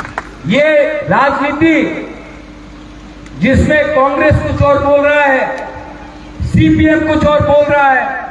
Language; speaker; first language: Hindi; non-native, local second language; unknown